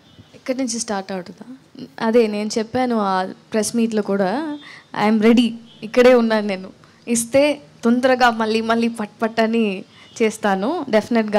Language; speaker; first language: Telugu; non-native, local second language; Tamil